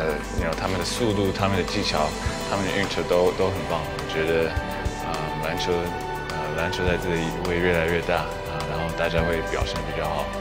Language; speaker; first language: Chinese; early bilingual, heritage; English